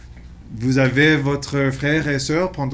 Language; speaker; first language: French; non-native, local second language; English